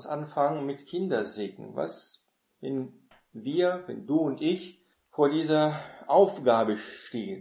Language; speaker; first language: German; non-native, fluent; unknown